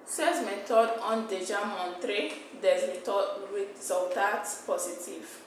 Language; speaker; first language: French; non-native, fluent; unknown